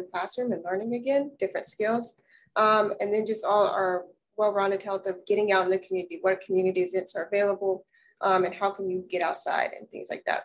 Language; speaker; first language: English; native; English